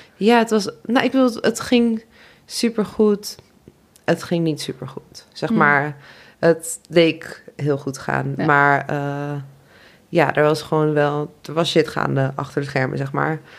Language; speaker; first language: Dutch; native; Dutch